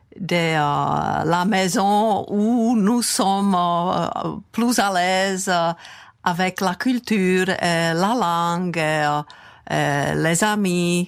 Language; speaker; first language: French; non-native, fluent; Czech